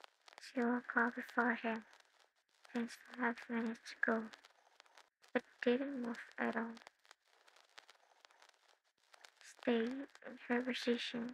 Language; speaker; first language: English; non-native, learner; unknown